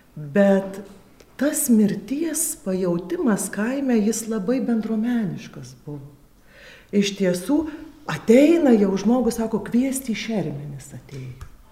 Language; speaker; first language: Lithuanian; native; Lithuanian